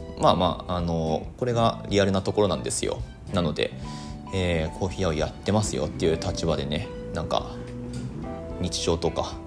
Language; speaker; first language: Japanese; native; Japanese